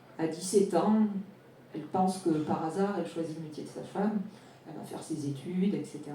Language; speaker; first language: French; native; French